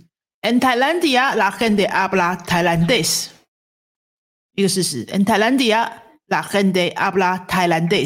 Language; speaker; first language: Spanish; non-native, fluent; Chinese